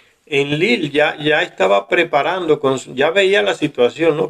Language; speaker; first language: Spanish; native; Spanish